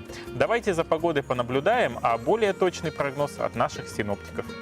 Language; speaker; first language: Russian; native; Russian